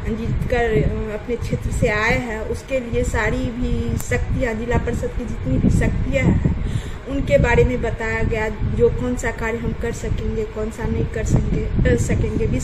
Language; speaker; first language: Hindi; native; Hindi